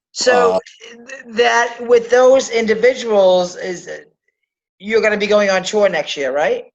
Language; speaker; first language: English; native; English